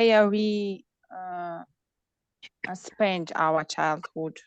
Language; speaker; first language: English; non-native, learner; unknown